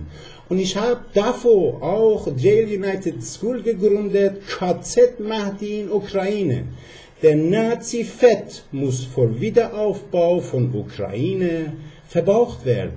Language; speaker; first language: German; non-native, fluent; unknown